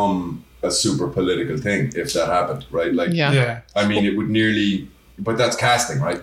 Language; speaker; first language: English; native; English